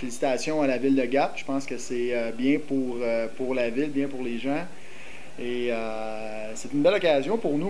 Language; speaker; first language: French; native; French